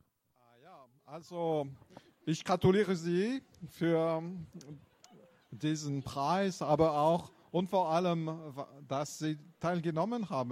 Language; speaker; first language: German; non-native, fluent; French